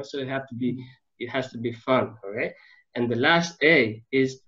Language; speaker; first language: English; non-native, fluent; French